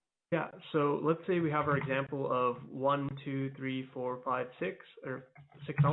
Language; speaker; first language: English; native; English